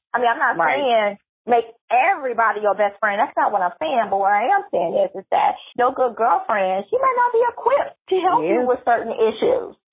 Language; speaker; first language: English; native; English